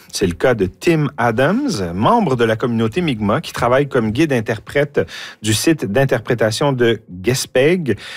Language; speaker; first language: French; native; French